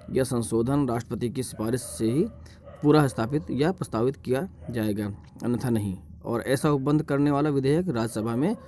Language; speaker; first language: Hindi; native; Hindi